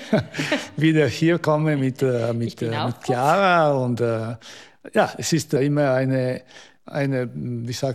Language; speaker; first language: German; non-native, fluent; Italian